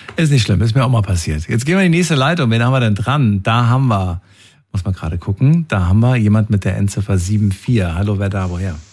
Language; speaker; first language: German; native; German